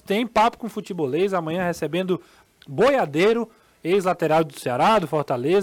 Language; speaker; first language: Portuguese; native; Portuguese